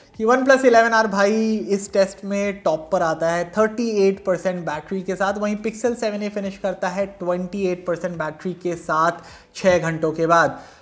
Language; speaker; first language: Hindi; native; Hindi